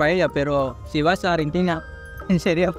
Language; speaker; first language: Spanish; non-native, fluent; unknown